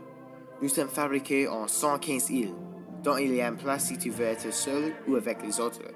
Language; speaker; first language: French; non-native, learner; English